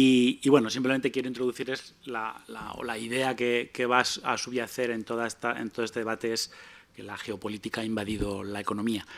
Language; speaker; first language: Spanish; native; Spanish